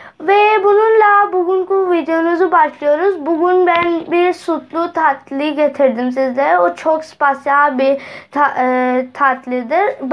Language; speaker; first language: Turkish; non-native, learner; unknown